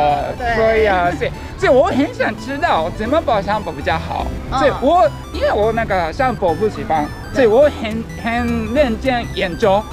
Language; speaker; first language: Chinese; non-native, learner; Japanese